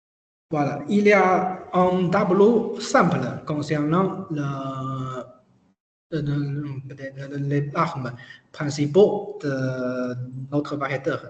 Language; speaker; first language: French; non-native, learner; Chinese